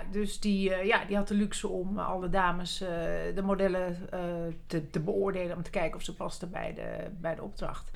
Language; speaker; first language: Dutch; early bilingual, other home language; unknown